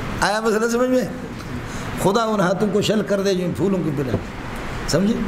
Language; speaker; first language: Urdu; non-native, local second language; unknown